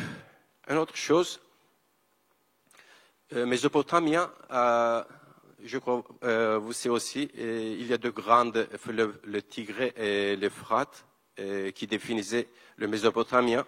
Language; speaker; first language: French; non-native, learner; Kurdish